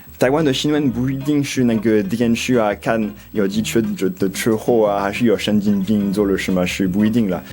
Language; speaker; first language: Chinese; non-native, fluent; French